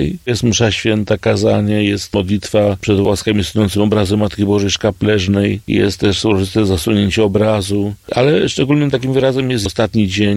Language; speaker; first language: Polish; native; Polish